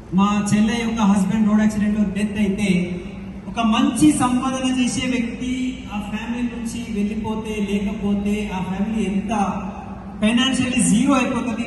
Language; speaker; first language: Telugu; non-native, local second language; Hindi